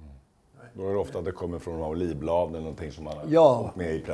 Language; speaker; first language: Swedish; native; Swedish